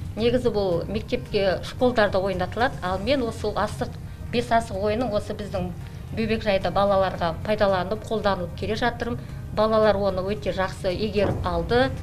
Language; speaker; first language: Kazakh; native; Kazakh